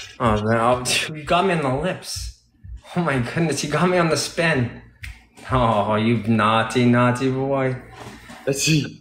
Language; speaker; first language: English; native; English